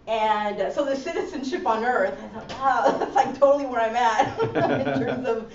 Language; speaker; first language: English; early bilingual, other home language; Spanish